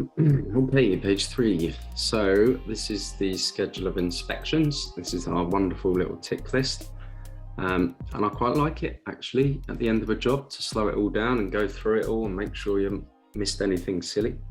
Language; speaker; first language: English; native; English